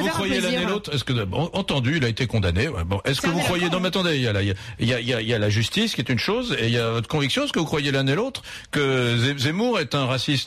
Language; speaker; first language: French; native; French